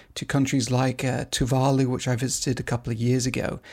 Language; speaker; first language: English; native; English